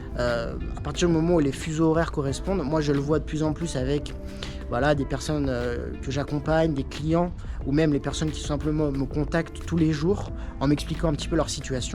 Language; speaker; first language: French; native; French